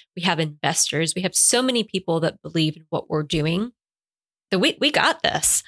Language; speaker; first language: English; non-native, fluent; Spanish